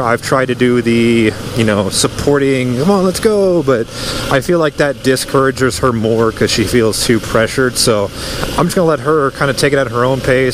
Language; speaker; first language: English; native; English